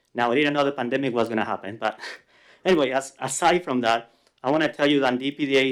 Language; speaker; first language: English; non-native, fluent; Spanish